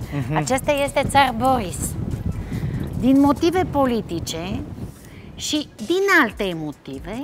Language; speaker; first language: Romanian; non-native, fluent; Bulgarian